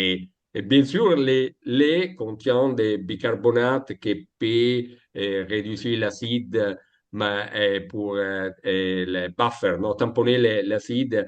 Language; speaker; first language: French; non-native, fluent; Italian